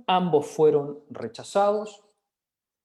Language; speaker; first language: Spanish; native; Spanish